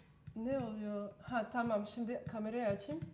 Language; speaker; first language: Turkish; non-native, fluent; French